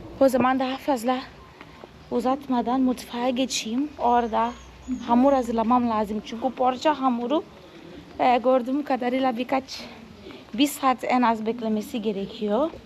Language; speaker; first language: Turkish; non-native, fluent; Portuguese